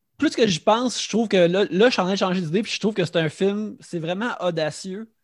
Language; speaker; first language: French; native; French